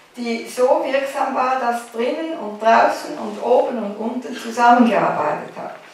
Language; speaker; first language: German; native; German